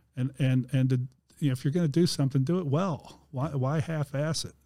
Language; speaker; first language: English; native; English